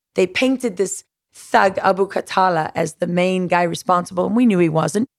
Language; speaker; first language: English; native; English